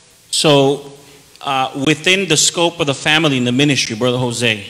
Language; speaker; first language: English; early bilingual, other home language; Spanish